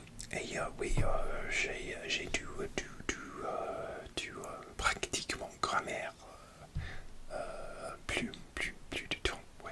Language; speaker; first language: French; non-native, learner; English